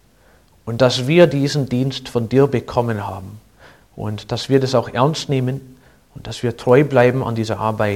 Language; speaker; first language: German; non-native, fluent; English